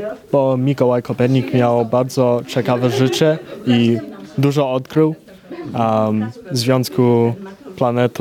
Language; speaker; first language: Polish; early bilingual, heritage; Polish